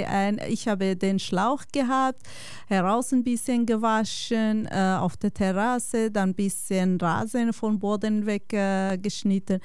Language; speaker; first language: German; non-native, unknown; Kurdish